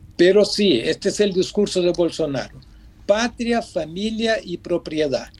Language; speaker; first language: Spanish; non-native, fluent; Portuguese